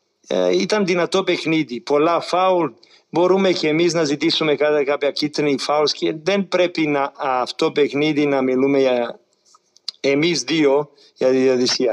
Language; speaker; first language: Greek; non-native, fluent; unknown